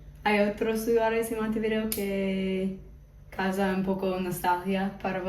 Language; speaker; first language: Spanish; non-native, fluent; English